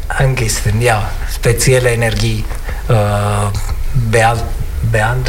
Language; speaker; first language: German; non-native, learner; Italian